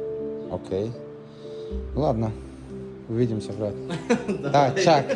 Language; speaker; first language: Russian; non-native, learner; Azerbaijani